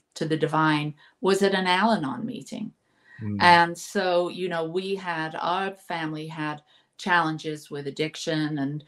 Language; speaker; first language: English; native; English